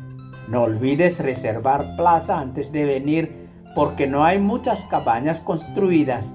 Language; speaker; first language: Spanish; non-native, fluent; Indonesian